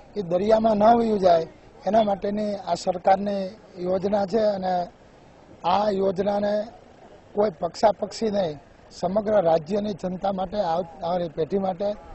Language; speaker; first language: Gujarati; native; Gujarati